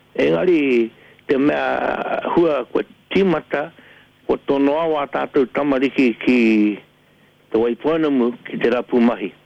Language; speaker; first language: Māori; native; Māori